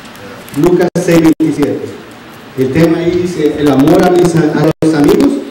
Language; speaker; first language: Spanish; native; Spanish